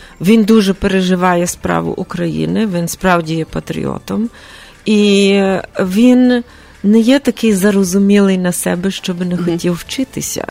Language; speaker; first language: Ukrainian; early bilingual, heritage; Ukrainian